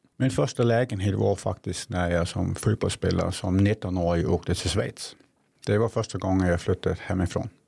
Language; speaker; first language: Swedish; non-native, fluent; Danish